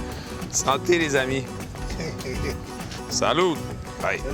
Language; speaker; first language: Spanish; non-native, learner; French